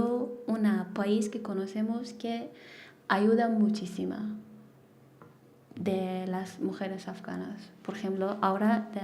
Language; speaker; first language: Spanish; non-native, learner; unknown